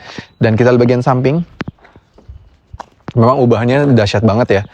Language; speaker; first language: Indonesian; native; Indonesian